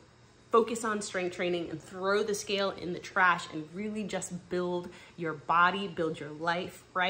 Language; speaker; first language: English; native; English